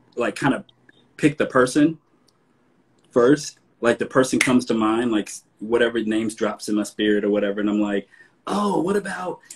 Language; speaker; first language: English; native; English